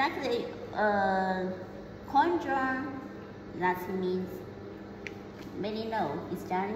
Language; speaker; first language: English; non-native, learner; Chinese